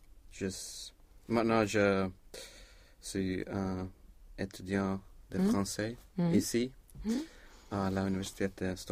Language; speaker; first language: French; non-native, learner; Swedish